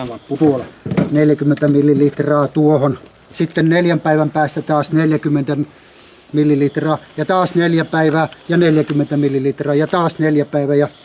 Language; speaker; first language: Finnish; native; Finnish